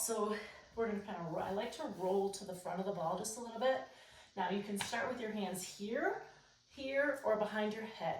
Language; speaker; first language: English; native; English